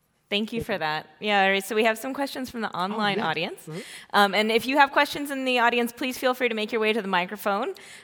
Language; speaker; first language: English; native; English